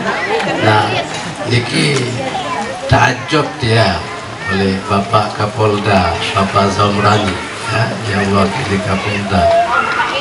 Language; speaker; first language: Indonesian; non-native, local second language; Sasak